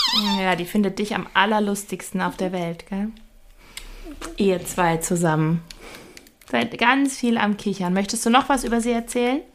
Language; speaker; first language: German; native; German